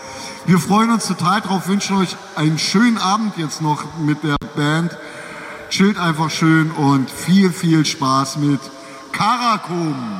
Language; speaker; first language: German; native; German